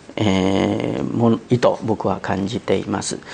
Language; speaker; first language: Japanese; non-native, fluent; Chinese